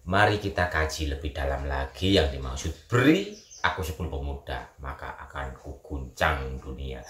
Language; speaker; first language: Indonesian; native; Indonesian